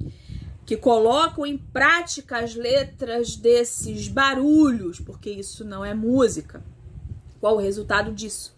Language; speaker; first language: Portuguese; native; Portuguese